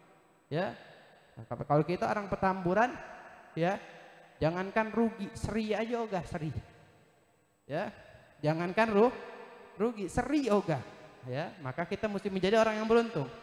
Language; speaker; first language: Indonesian; native; Indonesian